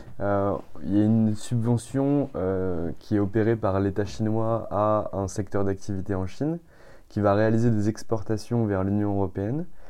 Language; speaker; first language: French; native; French